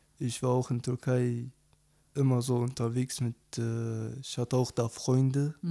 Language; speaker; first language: German; non-native, learner; Arabic